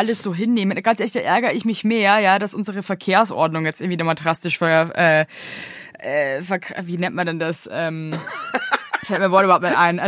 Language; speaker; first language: German; native; German